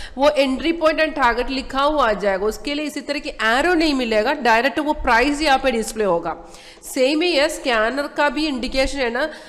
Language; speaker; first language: Hindi; non-native, local second language; Malayalam